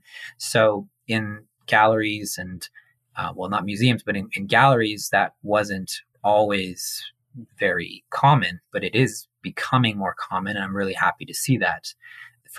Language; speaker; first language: English; native; English